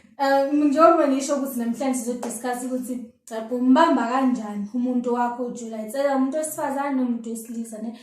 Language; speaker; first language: Zulu; native; Zulu